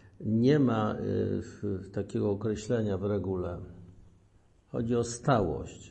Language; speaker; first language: Polish; native; Polish